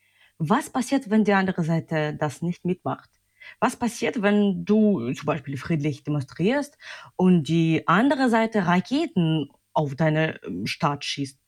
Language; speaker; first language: German; non-native, fluent; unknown